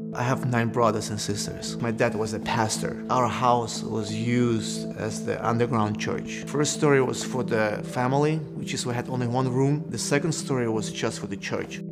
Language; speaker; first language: English; non-native, fluent; Russian